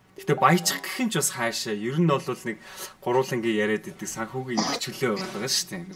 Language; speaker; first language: Mongolian; native; Mongolian